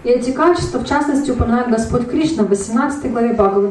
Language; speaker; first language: Russian; native; Russian